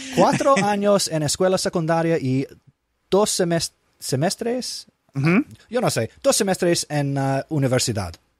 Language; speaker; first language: Spanish; non-native, learner; English